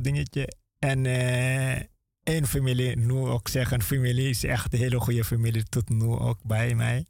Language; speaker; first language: Dutch; non-native, learner; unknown